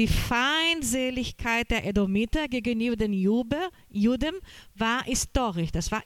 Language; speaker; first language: German; non-native, fluent; Portuguese